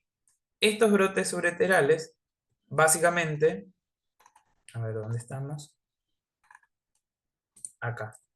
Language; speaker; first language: Spanish; native; Spanish